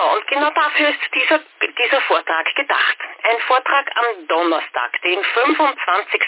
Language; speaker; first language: German; native; German